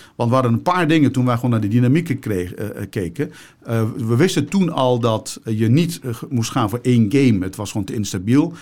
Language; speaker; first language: Dutch; early bilingual, other home language; Turkish